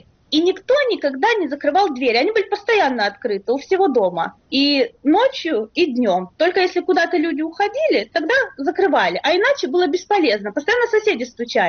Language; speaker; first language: Russian; native; Russian